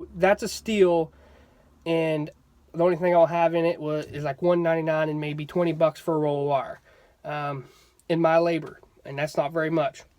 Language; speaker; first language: English; native; English